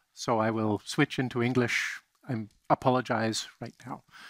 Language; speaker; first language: English; native; English